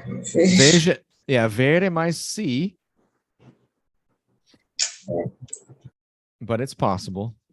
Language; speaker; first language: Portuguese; non-native, fluent; English